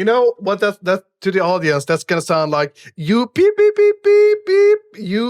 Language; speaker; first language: English; native; English